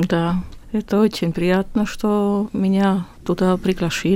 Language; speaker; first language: Russian; non-native, local second language; Estonian